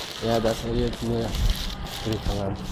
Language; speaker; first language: German; non-native, learner; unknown